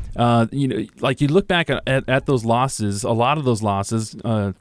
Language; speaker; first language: English; native; English